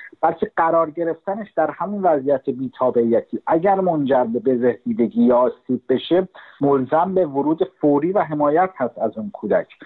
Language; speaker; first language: Persian; native; Persian